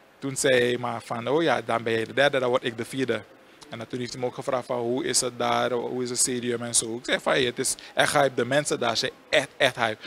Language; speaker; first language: Dutch; native; Dutch